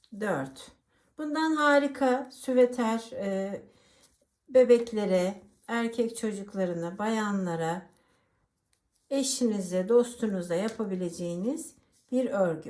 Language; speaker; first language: Turkish; native; Turkish